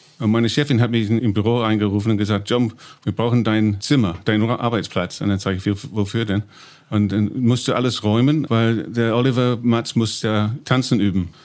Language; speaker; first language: German; non-native, fluent; English